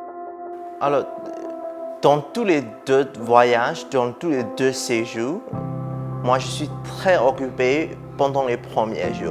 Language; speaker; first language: French; non-native, fluent; Burmese